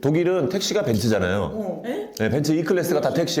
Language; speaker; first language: Korean; native; Korean